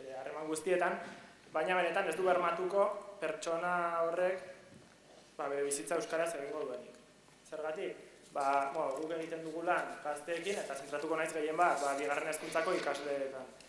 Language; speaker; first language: Basque; non-native, local second language; Spanish